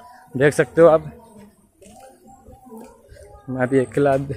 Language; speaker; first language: Hindi; non-native, local second language; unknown